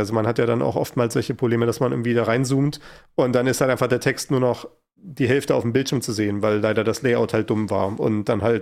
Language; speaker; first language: German; native; German